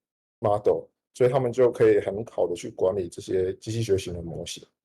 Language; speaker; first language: Chinese; native; Chinese